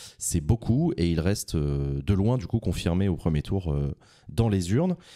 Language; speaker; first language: French; native; French